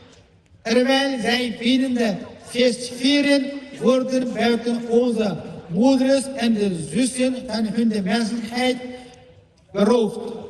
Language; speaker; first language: Dutch; non-native, learner; Uyghur